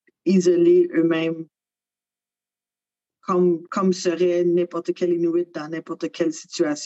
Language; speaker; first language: English; early bilingual, other home language; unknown